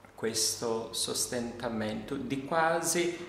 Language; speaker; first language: Italian; non-native, fluent; Portuguese